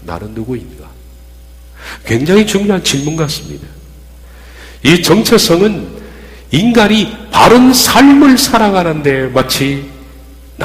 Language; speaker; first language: Korean; native; Korean